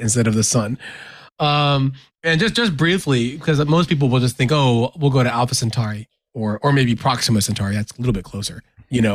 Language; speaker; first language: English; native; English